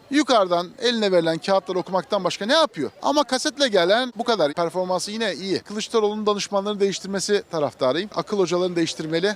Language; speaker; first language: Turkish; native; Turkish